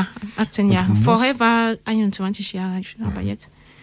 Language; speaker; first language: German; non-native, learner; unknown